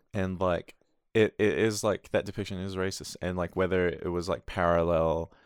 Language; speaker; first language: English; native; English